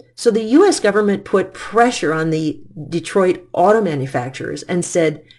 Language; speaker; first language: English; native; English